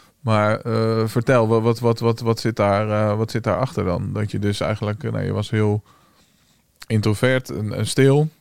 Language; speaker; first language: Dutch; native; Dutch